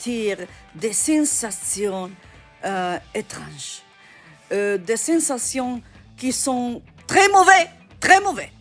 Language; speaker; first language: French; non-native, learner; Italian